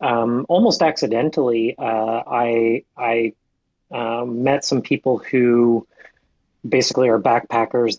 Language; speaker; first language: English; native; English